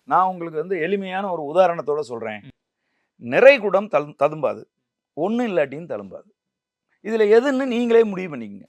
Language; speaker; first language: Tamil; native; Tamil